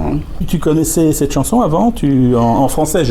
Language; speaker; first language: French; native; French